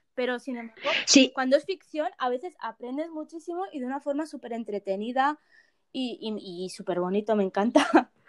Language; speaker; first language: Spanish; early bilingual, other home language; Arabic